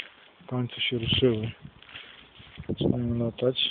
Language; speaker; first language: Polish; native; Polish